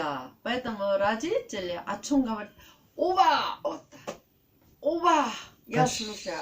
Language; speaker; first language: Russian; non-native, learner; Korean